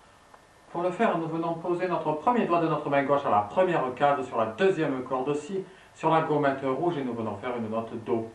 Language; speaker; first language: French; native; French